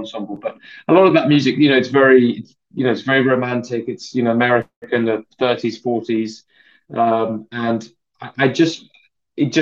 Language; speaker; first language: English; native; English